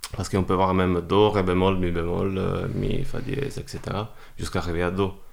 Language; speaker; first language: French; non-native, fluent; Italian